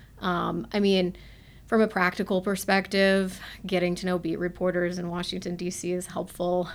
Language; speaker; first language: English; native; English